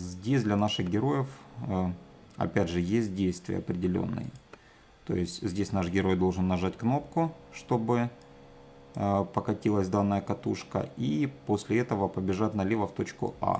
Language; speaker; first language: Russian; native; Russian